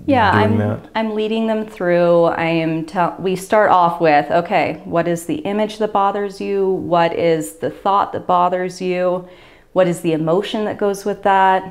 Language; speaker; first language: English; native; English